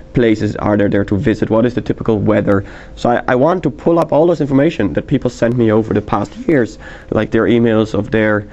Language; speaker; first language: English; non-native, fluent; Dutch